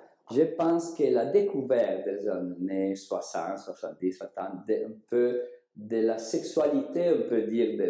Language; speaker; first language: French; non-native, learner; Italian